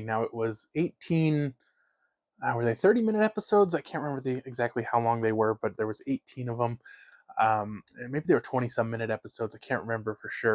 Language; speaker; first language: English; native; English